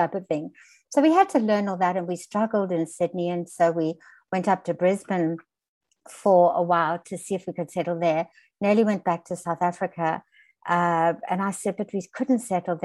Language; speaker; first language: English; native; English